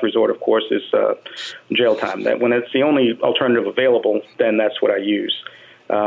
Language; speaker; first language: English; native; English